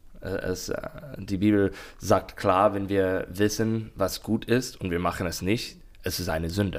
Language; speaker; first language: German; non-native, learner; English